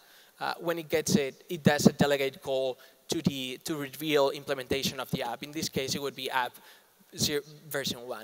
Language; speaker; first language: English; non-native, fluent; Spanish